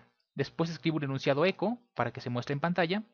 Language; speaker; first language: Spanish; native; Spanish